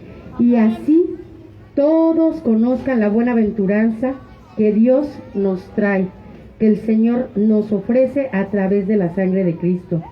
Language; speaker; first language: Spanish; native; Spanish